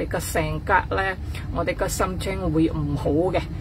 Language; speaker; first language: Cantonese; non-native, fluent; Indonesian